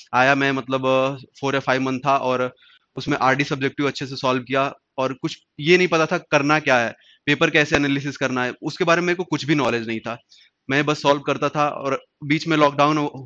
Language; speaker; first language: Hindi; native; Hindi